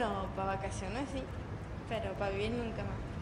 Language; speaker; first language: Spanish; non-native, learner; German